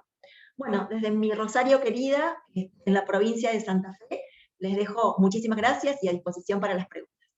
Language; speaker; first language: Spanish; native; Spanish